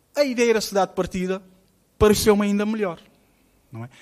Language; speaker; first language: Portuguese; non-native, local second language; Kabuverdianu